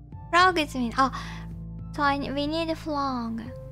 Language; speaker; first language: English; non-native, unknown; Japanese